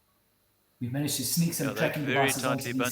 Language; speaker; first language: English; native; English